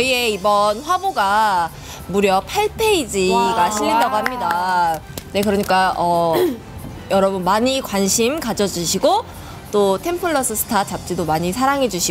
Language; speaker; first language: Korean; native; Korean